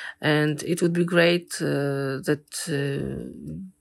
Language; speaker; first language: English; non-native, fluent; Ukrainian